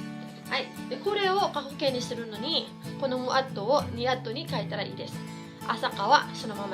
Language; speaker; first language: Japanese; non-native, fluent; Cebuano